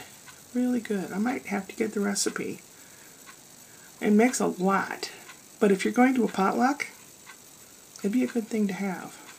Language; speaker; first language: English; native; English